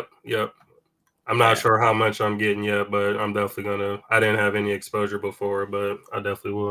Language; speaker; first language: English; native; English